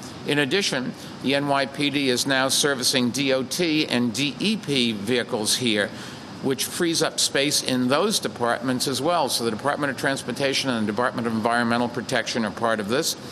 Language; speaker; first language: English; native; English